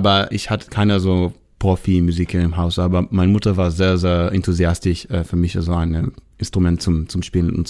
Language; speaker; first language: German; non-native, learner; Hebrew